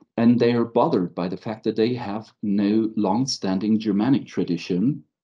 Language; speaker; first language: English; non-native, fluent; German